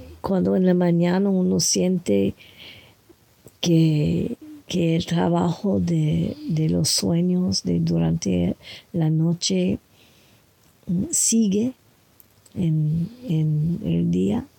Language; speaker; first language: Spanish; non-native, fluent; French